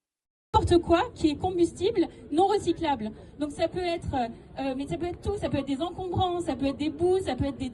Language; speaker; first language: French; native; French